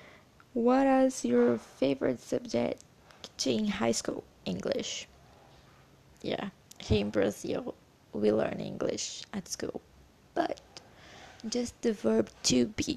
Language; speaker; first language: English; non-native, learner; Portuguese